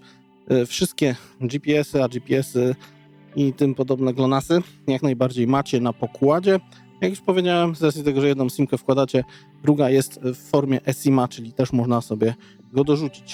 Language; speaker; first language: Polish; native; Polish